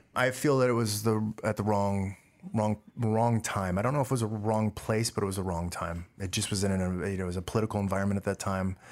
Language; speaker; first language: English; early bilingual, other home language; Dutch